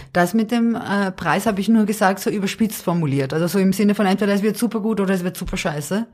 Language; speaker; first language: German; early bilingual, other home language; Serbian